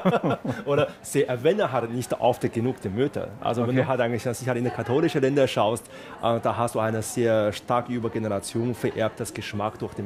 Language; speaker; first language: German; non-native, fluent; Chinese